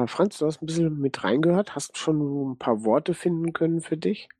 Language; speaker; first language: German; native; German